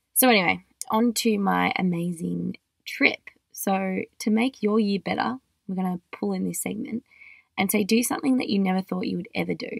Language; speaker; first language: English; native; English